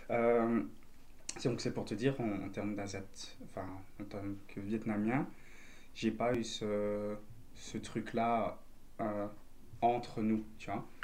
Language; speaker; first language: French; native; French